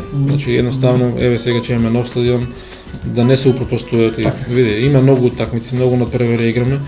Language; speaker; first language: Macedonian; native; Macedonian